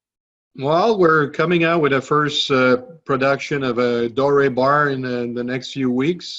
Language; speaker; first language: English; non-native, local second language; French